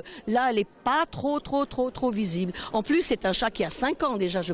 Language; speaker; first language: French; native; French